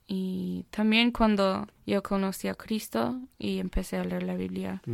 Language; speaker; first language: Spanish; non-native, fluent; English